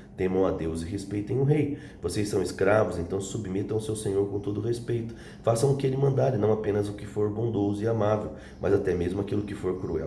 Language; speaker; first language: Portuguese; native; Portuguese